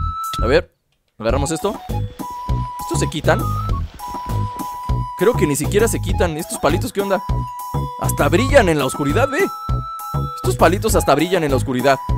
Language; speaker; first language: Spanish; native; Spanish